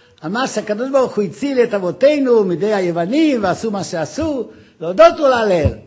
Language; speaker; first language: Hebrew; non-native, fluent; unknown